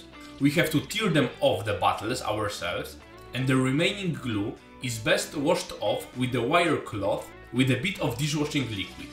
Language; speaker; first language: English; non-native, fluent; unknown